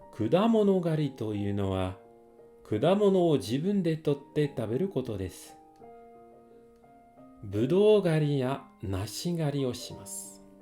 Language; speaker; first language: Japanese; non-native, fluent; French